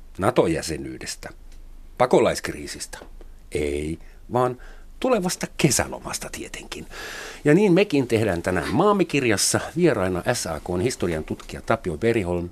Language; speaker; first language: Finnish; non-native, fluent; German